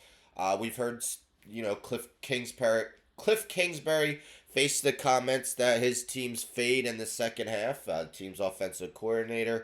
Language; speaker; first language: English; native; English